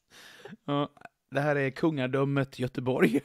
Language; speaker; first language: Swedish; native; Swedish